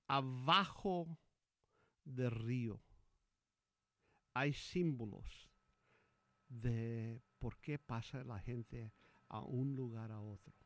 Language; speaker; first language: Spanish; early bilingual, heritage; Spanish